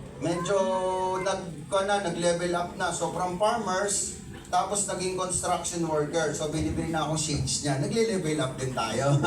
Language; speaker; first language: Filipino; non-native, local second language; Cebuano